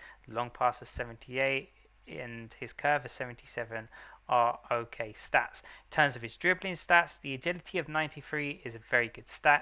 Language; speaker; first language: English; native; English